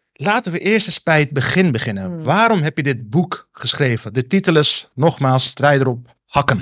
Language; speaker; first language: Dutch; early bilingual, other home language; Turkish